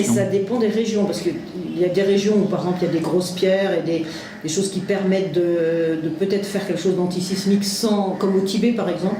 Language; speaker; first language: French; native; French